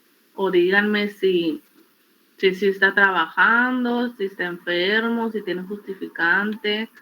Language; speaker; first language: Spanish; native; Spanish